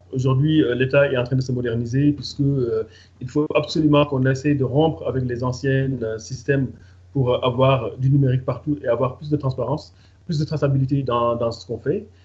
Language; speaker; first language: French; non-native, local second language; Fula